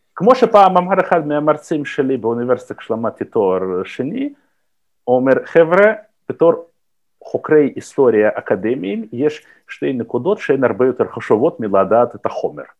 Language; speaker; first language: Hebrew; non-native, fluent; Russian